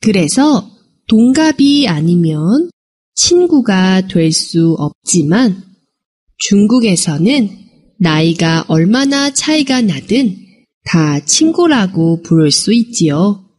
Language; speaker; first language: Korean; non-native, fluent; Chinese